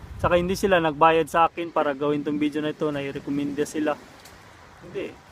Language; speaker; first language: Filipino; non-native, local second language; Cebuano